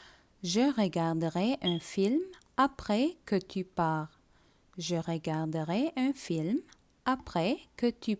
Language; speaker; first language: French; non-native, fluent; Tamil